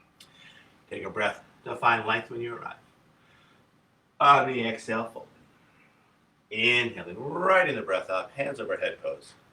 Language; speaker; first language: English; native; English